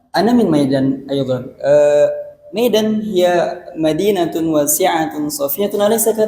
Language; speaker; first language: Arabic; non-native, learner; Indonesian